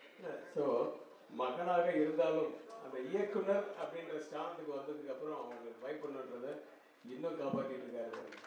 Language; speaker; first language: Tamil; native; Tamil